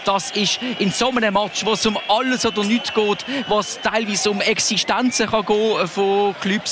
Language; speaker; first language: German; native; German